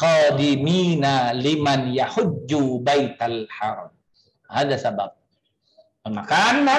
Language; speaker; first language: Arabic; non-native, fluent; Indonesian